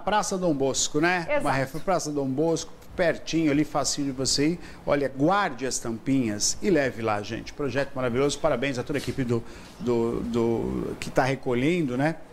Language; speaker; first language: Portuguese; native; Portuguese